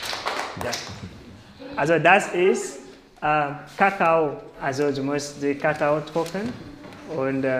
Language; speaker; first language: German; non-native, learner; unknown